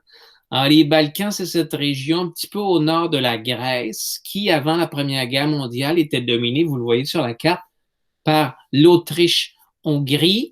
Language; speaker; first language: French; native; French